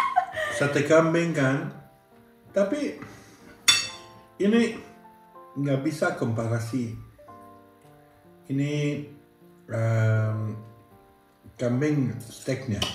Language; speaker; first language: Indonesian; non-native, learner; French